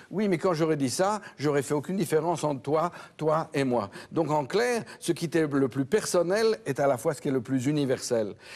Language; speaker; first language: French; native; French